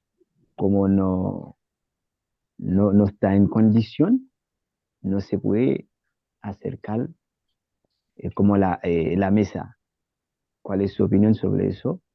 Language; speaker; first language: Spanish; non-native, learner; Haitian Creole